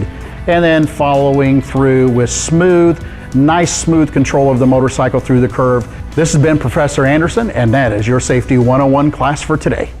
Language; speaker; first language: English; native; English